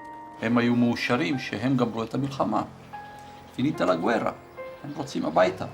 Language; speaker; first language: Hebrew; early bilingual, other home language; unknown